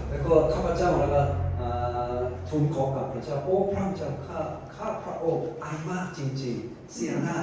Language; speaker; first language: Thai; non-native, fluent; Korean